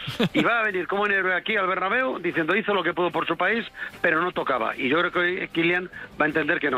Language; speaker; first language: Spanish; native; Spanish